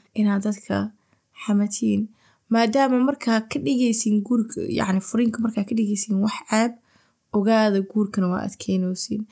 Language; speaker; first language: Somali; early bilingual, heritage; Somali